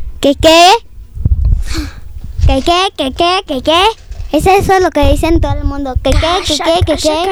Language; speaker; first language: Spanish; early bilingual, other home language; French